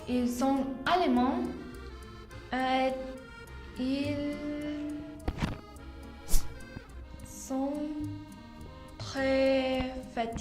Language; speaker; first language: French; non-native, learner; Spanish